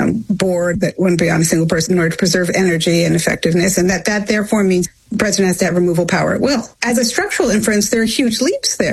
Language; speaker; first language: English; native; English